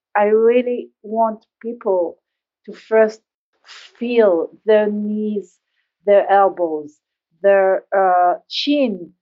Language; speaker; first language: English; non-native, learner; Hebrew